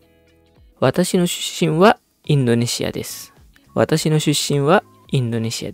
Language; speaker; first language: Japanese; non-native, fluent; Indonesian